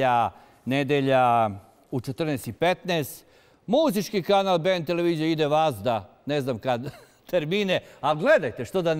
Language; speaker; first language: Serbian; native; Serbian